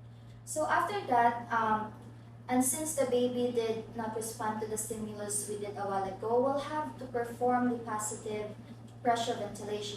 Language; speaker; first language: English; non-native, local second language; Filipino